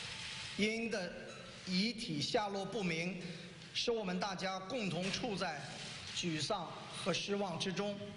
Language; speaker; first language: Chinese; native; Chinese